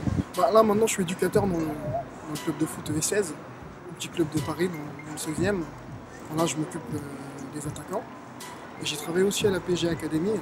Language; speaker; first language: French; early bilingual, other home language; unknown